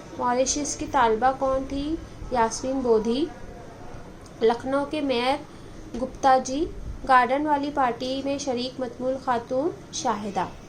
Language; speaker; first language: Urdu; native; Urdu